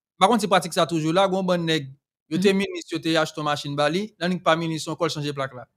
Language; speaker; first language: French; non-native, local second language; Haitian Creole